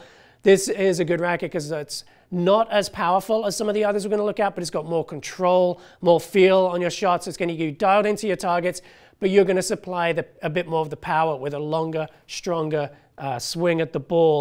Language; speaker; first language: English; native; English